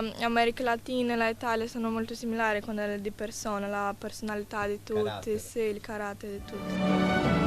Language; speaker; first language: Italian; non-native, learner; Portuguese